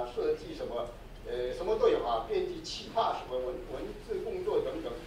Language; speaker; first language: Chinese; non-native, fluent; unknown